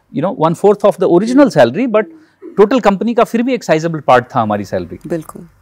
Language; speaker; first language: Hindi; native; Hindi